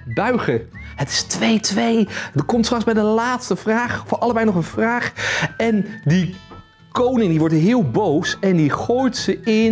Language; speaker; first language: Dutch; native; Dutch